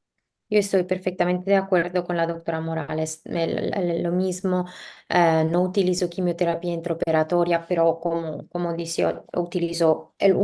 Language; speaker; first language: Spanish; non-native, learner; English